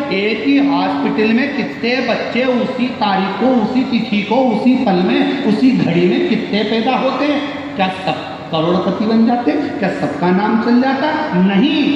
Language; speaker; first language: Hindi; native; Hindi